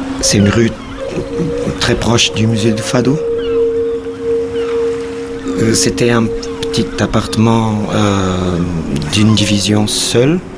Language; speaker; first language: French; non-native, fluent; Portuguese